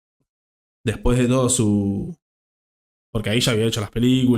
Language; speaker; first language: Spanish; native; Spanish